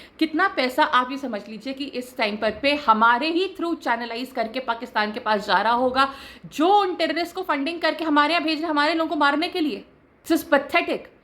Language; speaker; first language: Hindi; native; Hindi